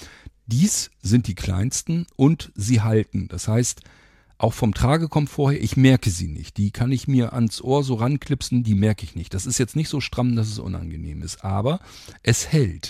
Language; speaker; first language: German; native; German